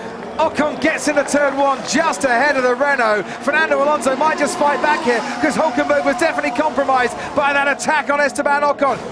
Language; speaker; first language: English; native; English